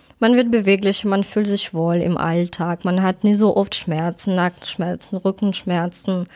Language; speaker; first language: German; non-native, fluent; Russian